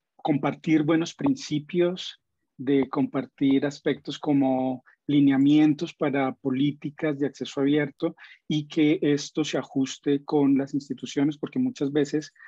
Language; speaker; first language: Spanish; native; Spanish